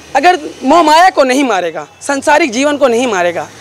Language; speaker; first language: Hindi; native; Hindi